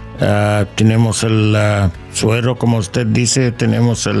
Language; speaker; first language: Spanish; non-native, learner; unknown